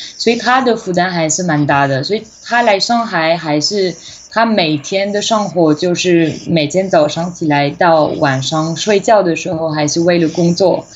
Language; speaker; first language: Chinese; non-native, fluent; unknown